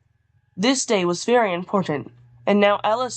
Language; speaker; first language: English; native; English